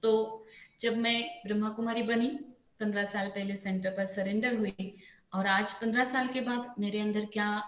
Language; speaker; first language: Hindi; non-native, local second language; Marathi